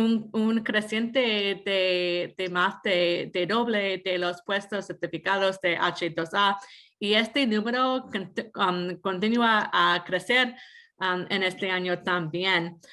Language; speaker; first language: Spanish; non-native, fluent; English